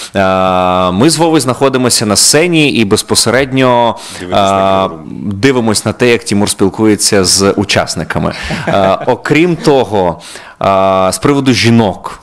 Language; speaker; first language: Ukrainian; native; Ukrainian